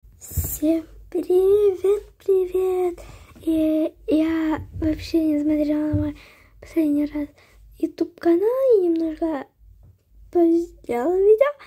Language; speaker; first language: Russian; early bilingual, heritage; Russian